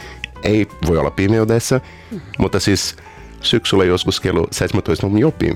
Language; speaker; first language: Finnish; non-native, learner; Portuguese